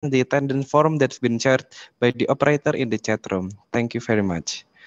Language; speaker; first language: English; non-native, fluent; Indonesian